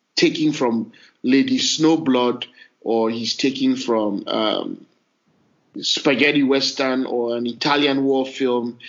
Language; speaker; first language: English; non-native, local second language; Hausa